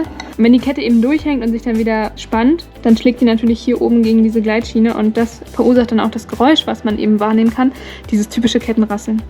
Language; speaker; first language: German; native; German